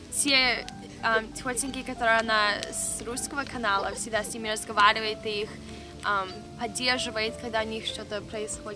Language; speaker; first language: Russian; early bilingual, heritage; Russian